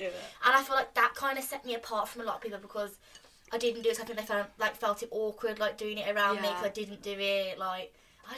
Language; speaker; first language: English; native; English